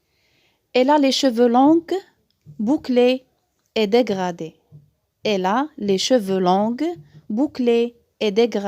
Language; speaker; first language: French; non-native, local second language; Arabic